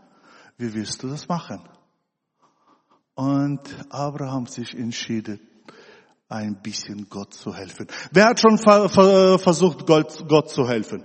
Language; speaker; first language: German; non-native, fluent; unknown